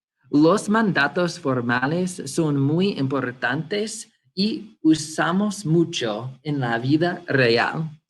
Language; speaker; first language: Spanish; non-native, fluent; English